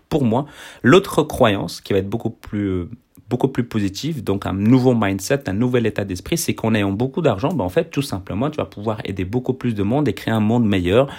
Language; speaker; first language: French; native; French